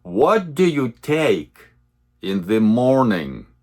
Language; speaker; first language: English; non-native, fluent; Russian